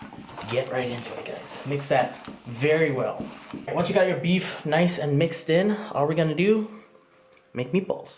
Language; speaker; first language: English; native; English